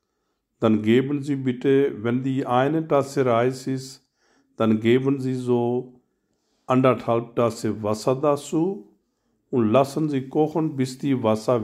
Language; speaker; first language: German; non-native, learner; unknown